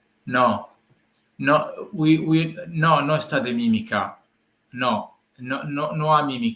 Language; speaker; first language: Spanish; non-native, learner; Italian